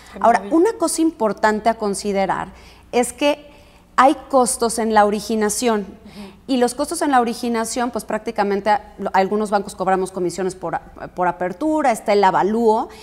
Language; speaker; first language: Spanish; native; Spanish